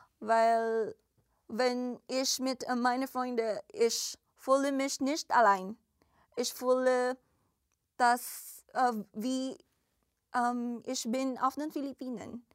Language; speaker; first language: German; non-native, learner; Filipino